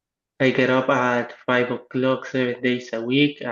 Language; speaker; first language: English; non-native, learner; Spanish